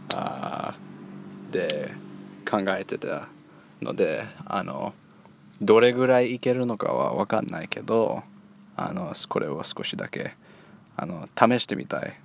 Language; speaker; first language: Japanese; early bilingual, heritage; Japanese